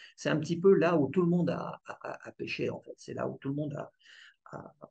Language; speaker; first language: French; native; French